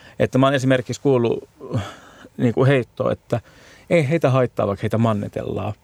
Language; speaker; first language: Finnish; native; Finnish